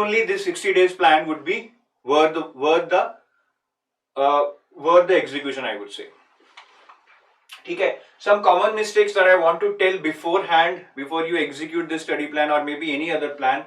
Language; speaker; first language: English; non-native, local second language; Hindi